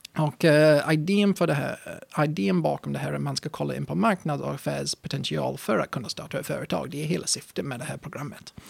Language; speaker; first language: Swedish; non-native, fluent; English